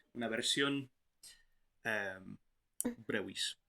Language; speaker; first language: Spanish; non-native, fluent; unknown